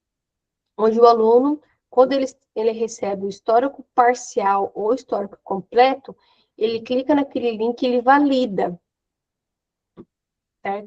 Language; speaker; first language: Portuguese; native; Portuguese